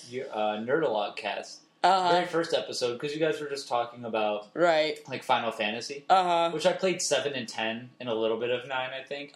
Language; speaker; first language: English; native; English